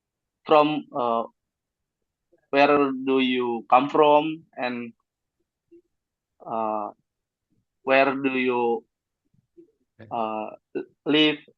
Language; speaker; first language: English; non-native, learner; Indonesian